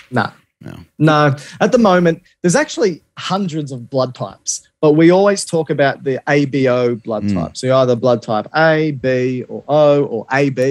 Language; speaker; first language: English; native; English